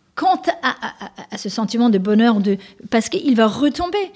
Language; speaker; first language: French; non-native, fluent; Danish